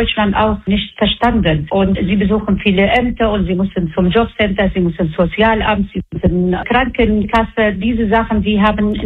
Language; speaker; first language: German; non-native, learner; Arabic